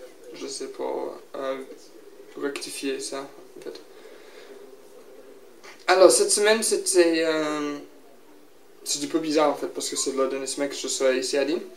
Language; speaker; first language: French; non-native, learner; English